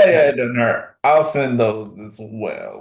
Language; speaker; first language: English; native; English